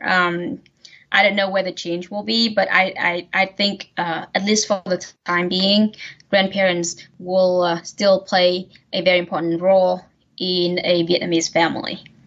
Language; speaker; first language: English; non-native, fluent; Vietnamese